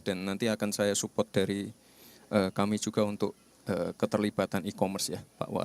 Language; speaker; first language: Indonesian; native; Indonesian